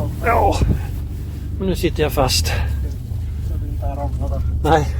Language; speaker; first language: Swedish; native; Swedish